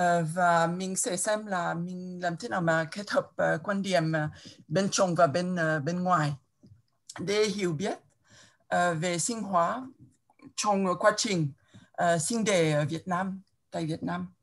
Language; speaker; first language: Vietnamese; non-native, fluent; French